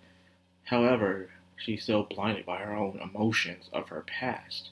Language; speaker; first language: English; native; English